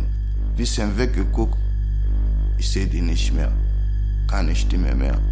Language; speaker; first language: German; early bilingual, other home language; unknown